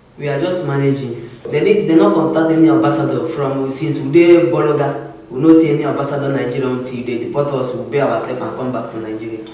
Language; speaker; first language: Nigerian Pidgin; non-native, local second language; Igbo